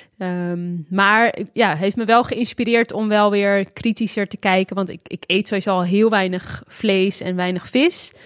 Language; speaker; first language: Dutch; native; Dutch